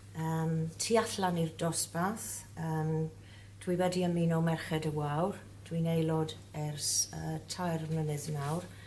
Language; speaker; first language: Welsh; non-native, local second language; English